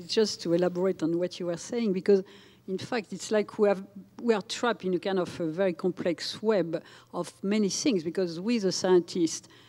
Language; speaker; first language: English; non-native, fluent; French